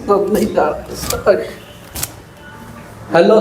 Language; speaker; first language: English; non-native, learner; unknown